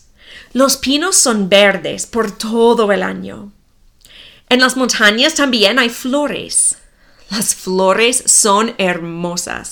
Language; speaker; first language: Spanish; non-native, fluent; English